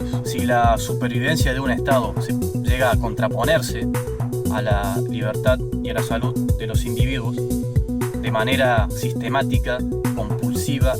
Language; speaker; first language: Spanish; native; Spanish